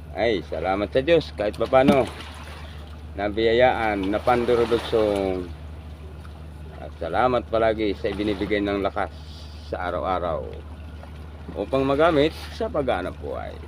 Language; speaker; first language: Filipino; native; Filipino